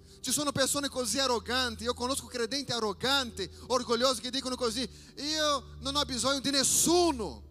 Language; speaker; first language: Italian; non-native, fluent; Portuguese